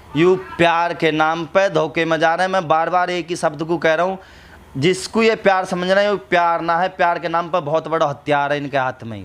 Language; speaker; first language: Hindi; native; Hindi